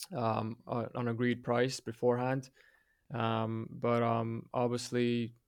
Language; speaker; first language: English; non-native, fluent; Latvian